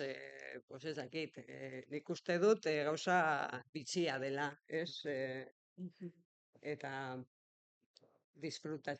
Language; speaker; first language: Basque; non-native, local second language; Spanish